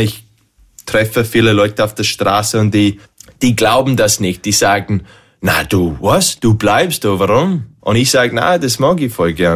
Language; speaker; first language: German; non-native, fluent; English